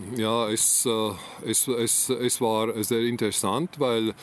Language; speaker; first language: German; non-native, learner; Latvian